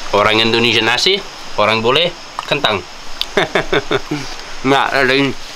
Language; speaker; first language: Indonesian; non-native, fluent; English